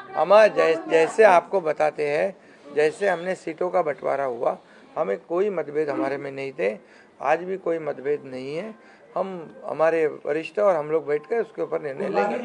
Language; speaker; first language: Hindi; non-native, local second language; Marathi